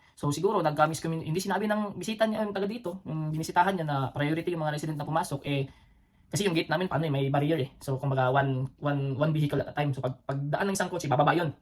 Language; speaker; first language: Filipino; non-native, local second language; Cebuano